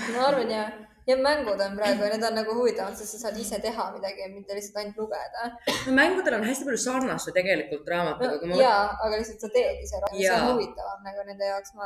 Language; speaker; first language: Estonian; non-native, local second language; Russian